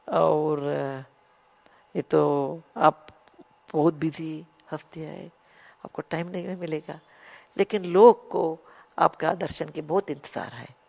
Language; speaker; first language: Hindi; non-native, local second language; Kannada